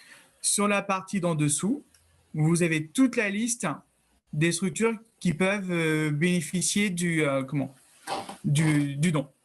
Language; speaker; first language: French; native; French